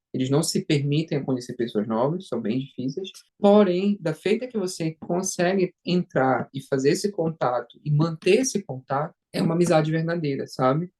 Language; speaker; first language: Portuguese; native; Portuguese